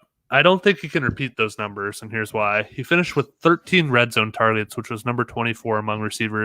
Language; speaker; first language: English; native; English